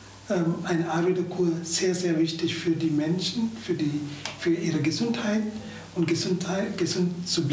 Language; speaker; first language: German; non-native, fluent; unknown